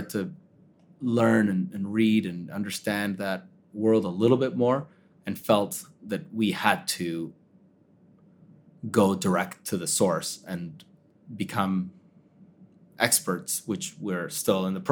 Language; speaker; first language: English; early bilingual, other home language; Spanish